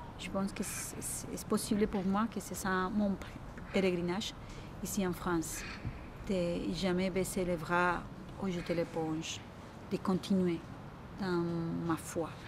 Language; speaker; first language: French; non-native, fluent; Spanish